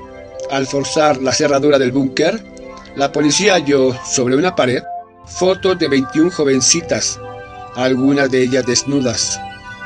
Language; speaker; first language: Spanish; native; Spanish